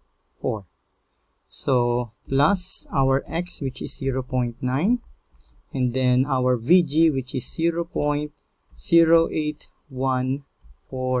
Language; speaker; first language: English; non-native, local second language; Filipino